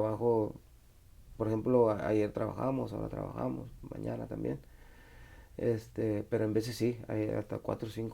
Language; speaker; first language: Spanish; native; Spanish